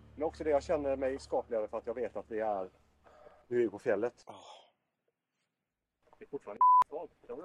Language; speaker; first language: Swedish; native; Swedish